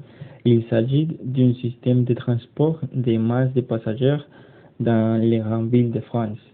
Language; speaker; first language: French; non-native, learner; Spanish